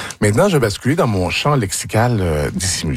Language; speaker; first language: French; native; French